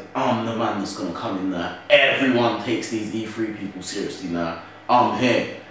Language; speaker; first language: English; native; English